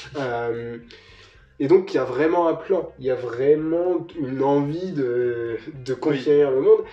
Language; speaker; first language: French; native; French